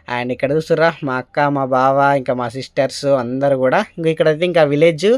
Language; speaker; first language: Telugu; native; Telugu